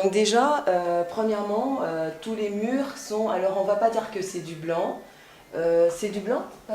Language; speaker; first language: French; native; French